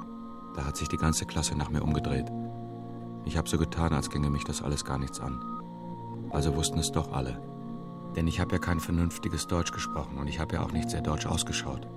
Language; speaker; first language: German; early bilingual, other home language; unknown